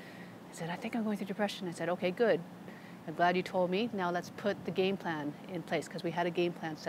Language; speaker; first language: English; native; English